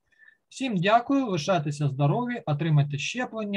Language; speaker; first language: Ukrainian; native; Ukrainian